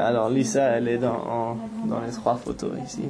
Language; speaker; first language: French; non-native, fluent; English